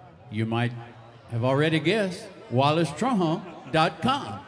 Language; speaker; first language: English; native; English